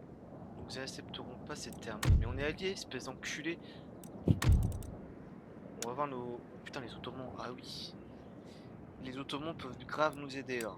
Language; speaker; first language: French; native; French